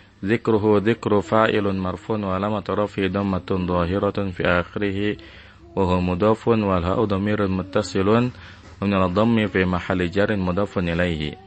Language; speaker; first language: Arabic; non-native, fluent; Indonesian